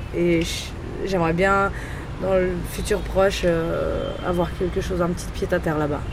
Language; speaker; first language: French; native; French